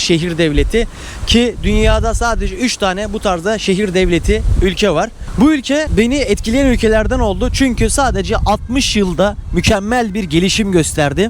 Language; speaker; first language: Turkish; native; Turkish